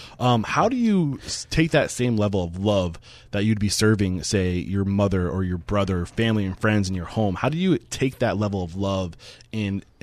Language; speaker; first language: English; native; English